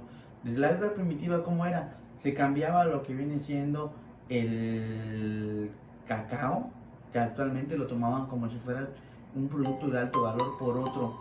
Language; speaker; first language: Spanish; native; Spanish